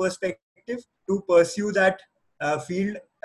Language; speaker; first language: English; non-native, local second language; Hindi